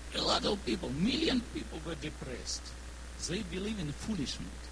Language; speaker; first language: English; non-native, learner; Ukrainian